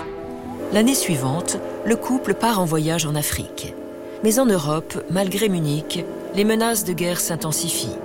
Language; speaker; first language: French; native; French